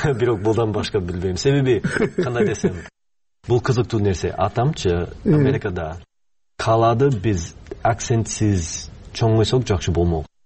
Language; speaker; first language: Kyrgyz; non-native, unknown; English